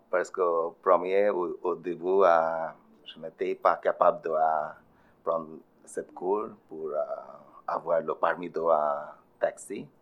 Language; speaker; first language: French; non-native, learner; Bangla